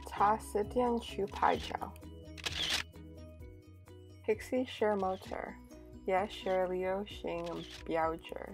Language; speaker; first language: Chinese; non-native, learner; English